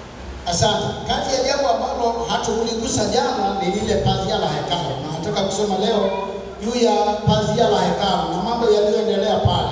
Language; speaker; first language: Swahili; native; Swahili